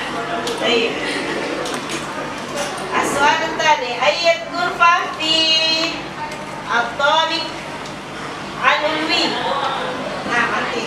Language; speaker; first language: Arabic; non-native, fluent; Indonesian